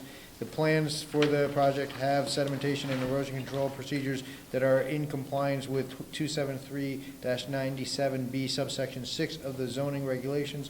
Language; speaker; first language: English; native; English